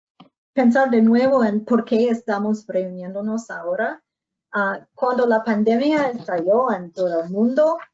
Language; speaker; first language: Spanish; non-native, fluent; English